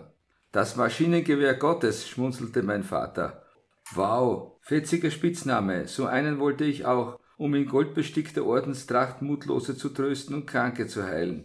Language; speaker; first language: German; native; German